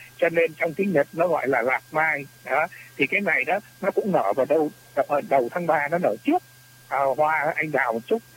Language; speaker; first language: Vietnamese; native; Vietnamese